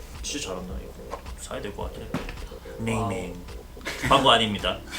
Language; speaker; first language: Korean; early bilingual, heritage; Korean